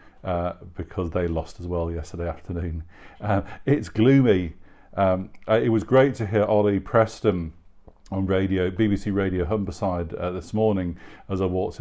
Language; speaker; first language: English; native; English